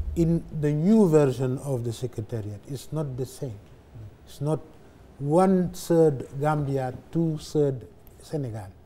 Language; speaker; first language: English; non-native, fluent; Wolof